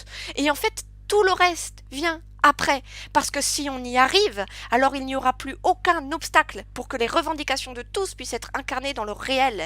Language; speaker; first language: French; native; French